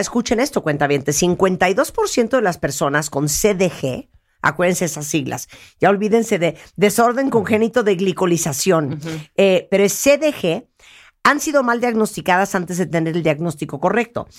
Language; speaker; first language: Spanish; native; Spanish